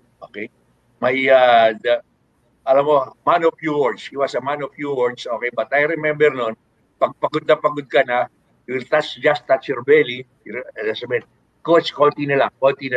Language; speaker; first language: English; non-native, local second language; Filipino